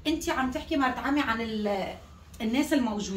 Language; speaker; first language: Arabic; native; Arabic